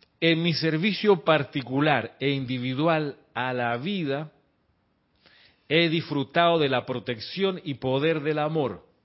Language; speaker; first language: Spanish; native; Spanish